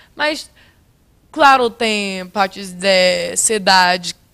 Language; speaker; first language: Portuguese; non-native, fluent; English